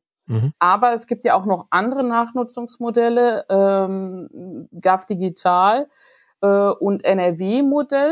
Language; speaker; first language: German; native; German